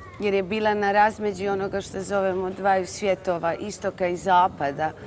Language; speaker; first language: Croatian; native; Croatian